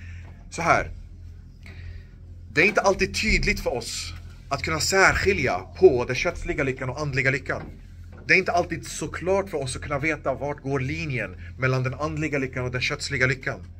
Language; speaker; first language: Swedish; non-native, local second language; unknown